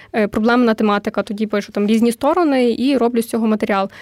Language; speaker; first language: Ukrainian; native; Ukrainian